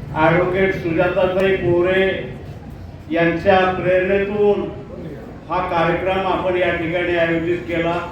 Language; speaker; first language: Marathi; native; Marathi